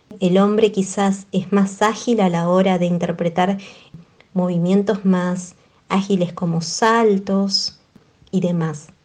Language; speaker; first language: Spanish; native; Spanish